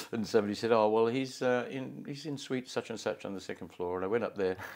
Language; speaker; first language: English; native; English